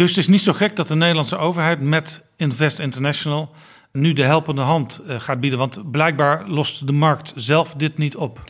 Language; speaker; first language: Dutch; native; Dutch